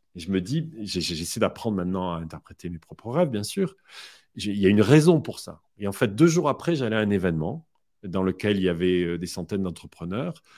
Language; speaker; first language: French; native; French